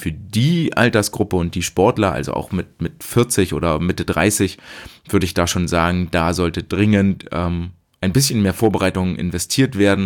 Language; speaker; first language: German; native; German